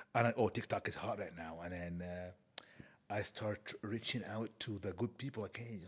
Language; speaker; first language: English; non-native, fluent; Arabic